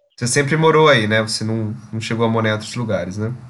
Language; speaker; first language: Portuguese; native; Portuguese